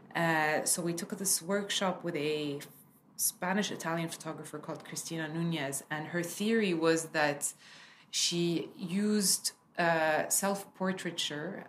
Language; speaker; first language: English; early bilingual, other home language; Arabic